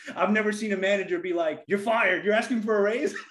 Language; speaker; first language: English; native; English